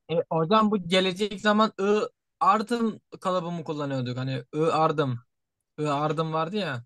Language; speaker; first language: Turkish; native; Turkish